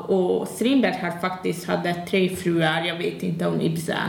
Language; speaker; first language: Swedish; non-native, learner; Hungarian